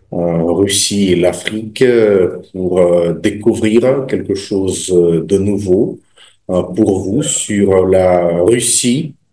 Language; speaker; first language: French; non-native, fluent; Russian